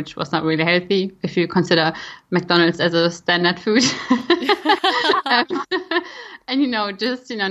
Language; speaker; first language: English; non-native, fluent; German